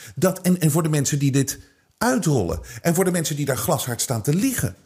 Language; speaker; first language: Dutch; native; Dutch